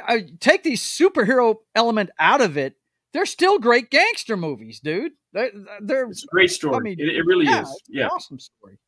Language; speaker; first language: English; native; English